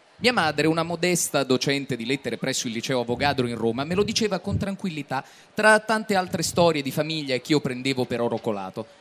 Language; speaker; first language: Italian; native; Italian